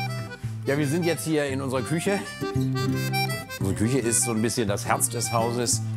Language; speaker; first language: German; native; German